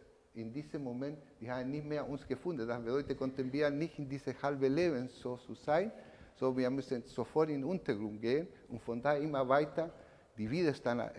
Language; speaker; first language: German; non-native, learner; Spanish